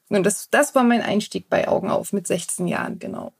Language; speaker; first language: German; native; German